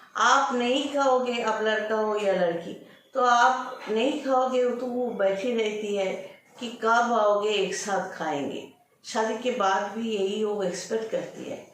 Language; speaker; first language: Hindi; non-native, local second language; Bangla